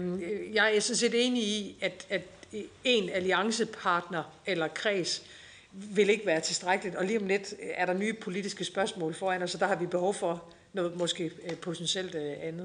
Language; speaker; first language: Danish; native; Danish